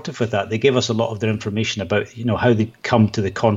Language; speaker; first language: English; native; English